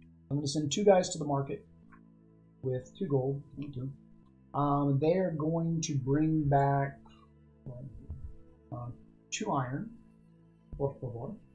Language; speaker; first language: English; native; English